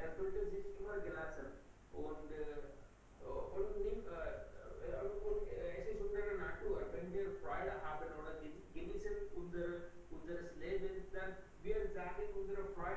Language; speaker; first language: German; non-native, learner; Hindi